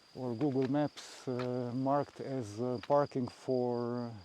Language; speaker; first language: English; non-native, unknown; Slovenian